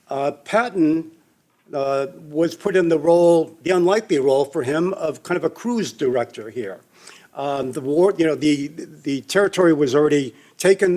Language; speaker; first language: English; native; English